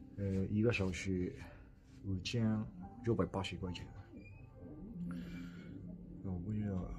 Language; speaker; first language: Chinese; non-native, fluent; Japanese